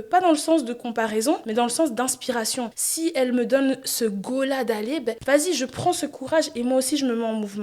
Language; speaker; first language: French; native; French